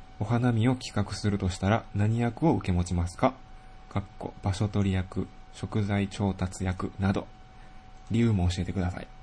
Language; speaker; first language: Japanese; native; Japanese